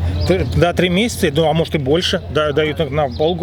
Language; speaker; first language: Russian; native; Russian